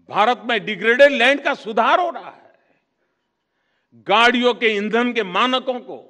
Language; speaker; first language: Hindi; non-native, local second language; Gujarati